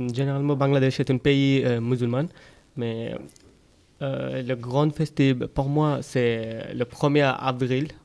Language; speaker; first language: French; non-native, fluent; Bangla